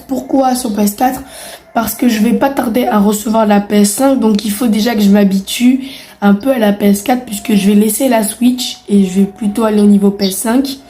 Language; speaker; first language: French; native; French